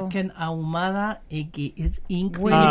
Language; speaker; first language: Spanish; non-native, learner; German